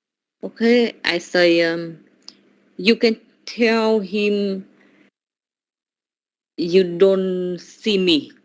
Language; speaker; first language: English; non-native, learner; Vietnamese